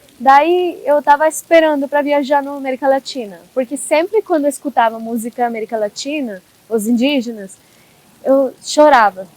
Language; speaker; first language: Portuguese; non-native, learner; Hindi